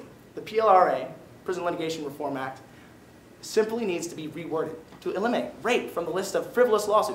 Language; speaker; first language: English; native; English